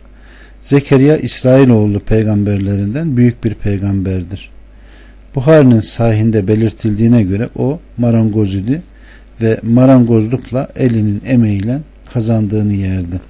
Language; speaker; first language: Turkish; native; Turkish